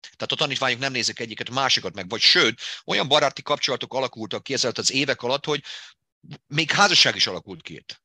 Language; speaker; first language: Hungarian; native; Hungarian